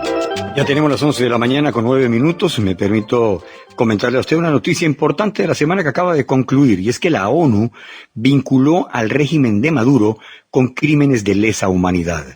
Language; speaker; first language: Spanish; native; Spanish